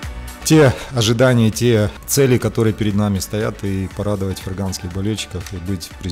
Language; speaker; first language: Russian; native; Russian